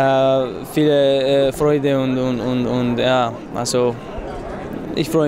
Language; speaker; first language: German; non-native, fluent; Icelandic